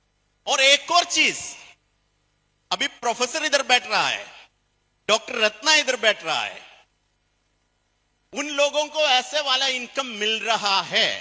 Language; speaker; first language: Hindi; non-native, fluent; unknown